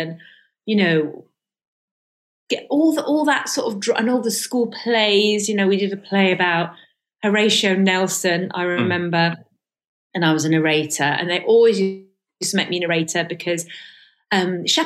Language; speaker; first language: English; early bilingual, other home language; Persian